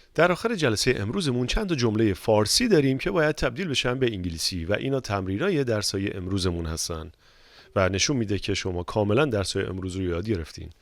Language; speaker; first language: Persian; native; Persian